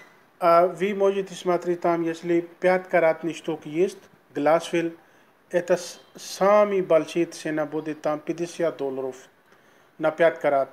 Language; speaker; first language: Russian; non-native, learner; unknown